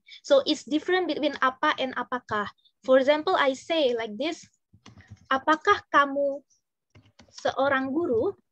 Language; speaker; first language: English; non-native, fluent; Indonesian